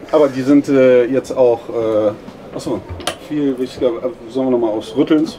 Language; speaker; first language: German; native; German